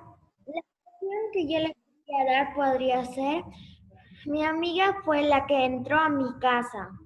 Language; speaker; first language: Spanish; native; Spanish